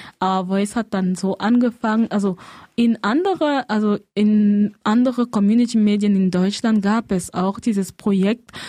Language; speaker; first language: German; non-native, fluent; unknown